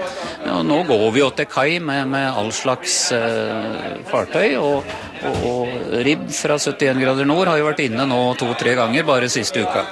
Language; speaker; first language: Norwegian; native; Norwegian